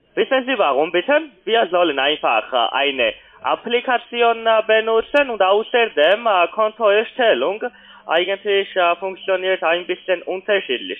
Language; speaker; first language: German; non-native, learner; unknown